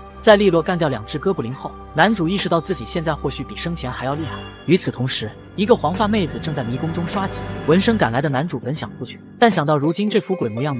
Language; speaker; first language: Chinese; native; Chinese